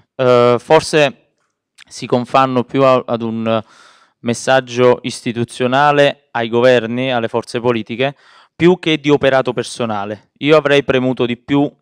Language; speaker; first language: Italian; native; Italian